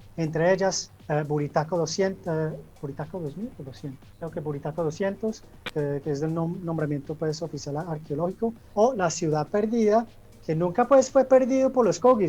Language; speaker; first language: Spanish; early bilingual, heritage; Spanish